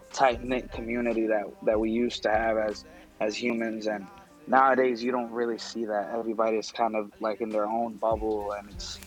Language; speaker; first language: English; non-native, fluent; Spanish